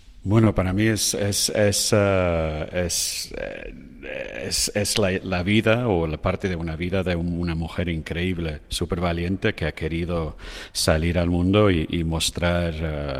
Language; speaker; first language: Spanish; non-native, fluent; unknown